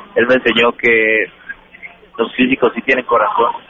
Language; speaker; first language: Spanish; native; Spanish